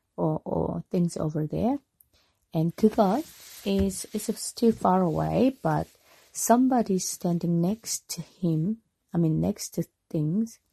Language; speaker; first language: English; non-native, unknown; Korean